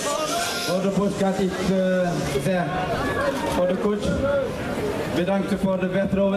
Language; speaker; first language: Dutch; non-native, learner; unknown